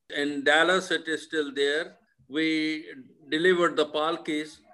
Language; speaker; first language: English; non-native, local second language; Punjabi